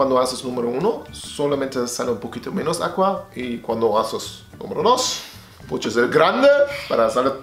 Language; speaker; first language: Spanish; non-native, learner; German